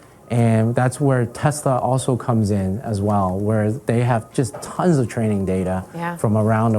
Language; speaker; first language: English; native; English